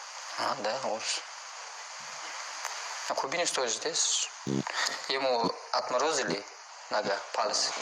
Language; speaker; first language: Russian; non-native, learner; Uzbek